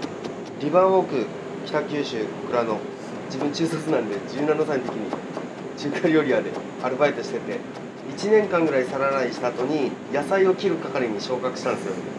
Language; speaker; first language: Japanese; native; Japanese